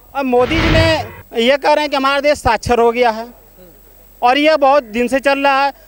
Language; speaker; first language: Hindi; native; Hindi